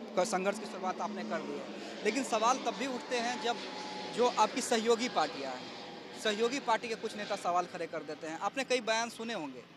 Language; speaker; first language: Hindi; native; Hindi